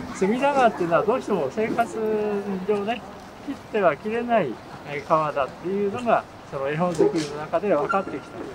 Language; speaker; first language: Japanese; native; Japanese